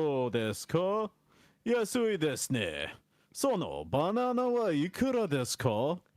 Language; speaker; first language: Japanese; non-native, learner; English